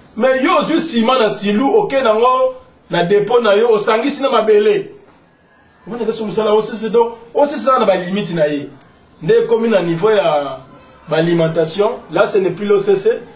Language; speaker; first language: Lingala; non-native, local second language; Kongo